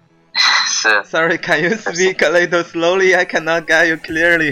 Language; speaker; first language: English; non-native, learner; Chinese